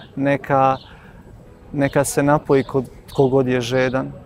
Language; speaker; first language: Croatian; native; Croatian